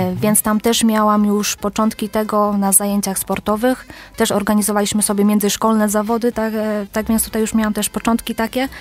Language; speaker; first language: Polish; native; Polish